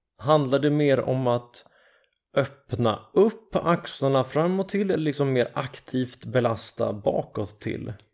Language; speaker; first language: Swedish; native; Swedish